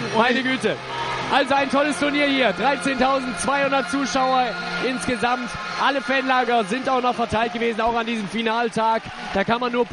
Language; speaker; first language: German; native; German